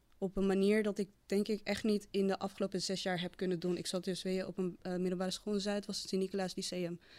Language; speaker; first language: Dutch; native; Dutch